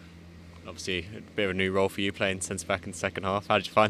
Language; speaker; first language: English; native; English